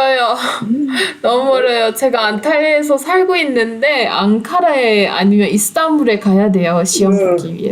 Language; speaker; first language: Korean; non-native, fluent; Turkish